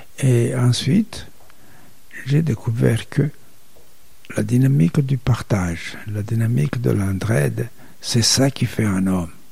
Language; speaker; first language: French; non-native, local second language; Rundi